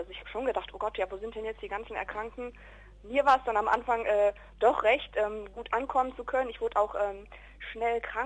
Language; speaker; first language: German; native; German